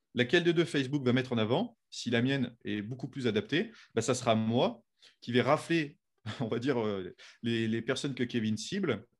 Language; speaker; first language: French; native; French